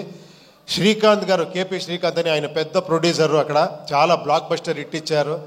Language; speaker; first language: Telugu; non-native, fluent; Kannada